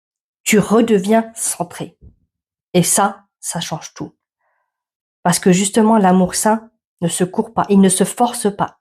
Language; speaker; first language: French; native; French